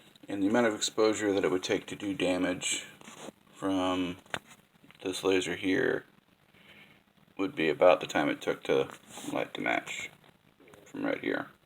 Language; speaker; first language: English; native; English